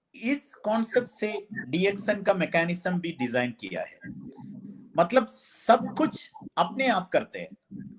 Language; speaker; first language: Hindi; non-native, fluent; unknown